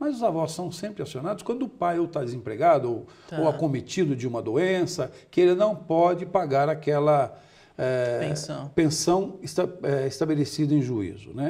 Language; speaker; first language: Portuguese; native; Portuguese